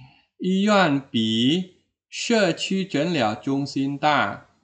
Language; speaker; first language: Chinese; non-native, fluent; Indonesian